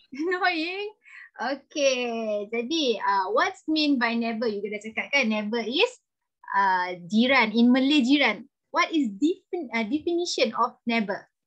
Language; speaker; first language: English; non-native, local second language; Malay